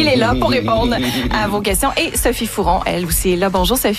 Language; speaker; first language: French; native; French